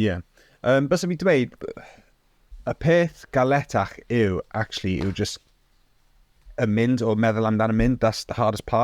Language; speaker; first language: Welsh; non-native, local second language; English